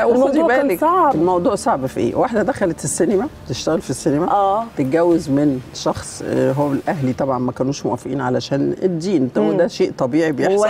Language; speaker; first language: Arabic; native; Arabic